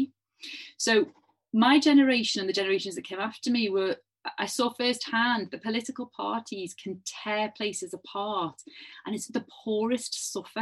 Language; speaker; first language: English; native; English